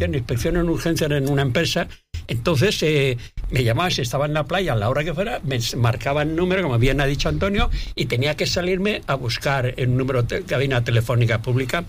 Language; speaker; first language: Spanish; native; Spanish